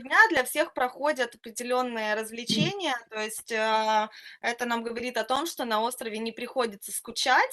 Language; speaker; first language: Russian; native; Russian